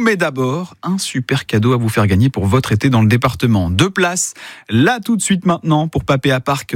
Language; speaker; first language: French; native; French